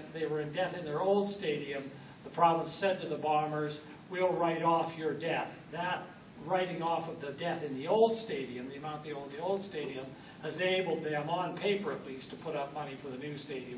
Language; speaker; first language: English; native; English